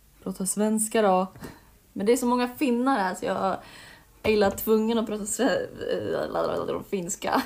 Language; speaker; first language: Swedish; early bilingual, other home language; Finnish